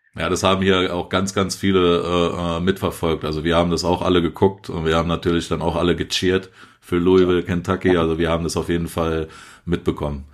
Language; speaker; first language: German; native; German